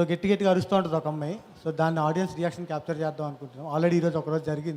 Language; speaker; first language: Telugu; native; Telugu